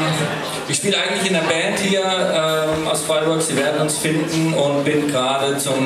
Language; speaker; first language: German; native; German